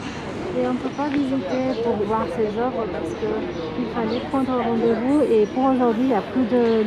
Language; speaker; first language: French; non-native, fluent; Spanish